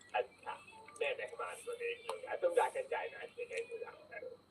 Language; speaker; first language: Hindi; non-native, local second language; Bangla